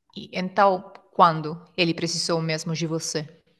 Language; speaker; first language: Portuguese; non-native, fluent; Italian